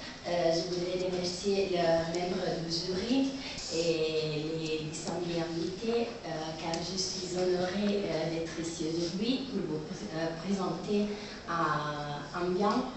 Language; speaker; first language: French; non-native, learner; Italian